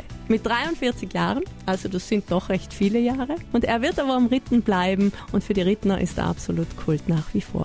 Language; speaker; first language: German; native; German